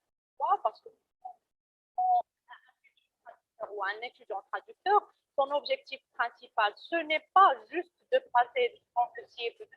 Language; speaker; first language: French; non-native, local second language; Arabic